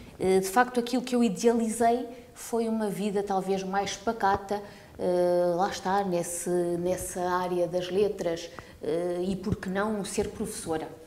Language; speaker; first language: Portuguese; early bilingual, heritage; Portuguese